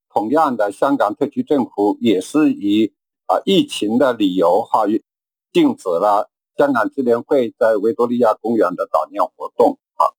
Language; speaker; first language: Chinese; native; Chinese